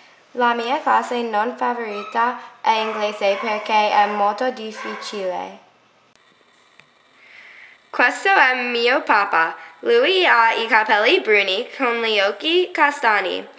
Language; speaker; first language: Italian; non-native, learner; English